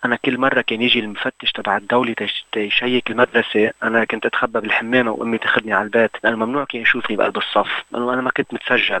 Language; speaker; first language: Arabic; native; Arabic